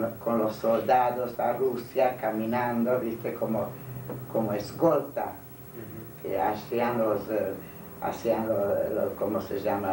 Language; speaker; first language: Spanish; non-native, fluent; Hungarian